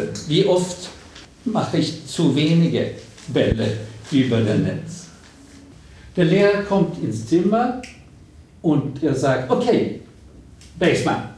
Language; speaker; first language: German; non-native, fluent; Swedish